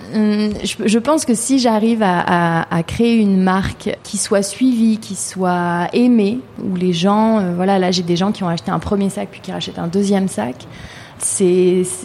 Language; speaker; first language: French; native; French